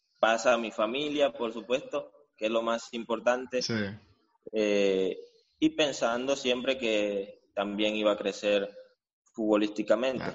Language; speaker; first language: Spanish; native; Spanish